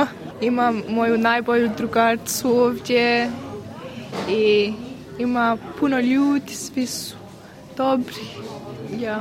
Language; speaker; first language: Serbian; early bilingual, heritage; Bosnian